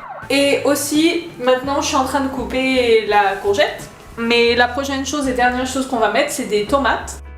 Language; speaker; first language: French; native; French